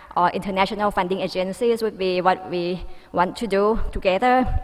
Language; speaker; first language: English; non-native, fluent; Thai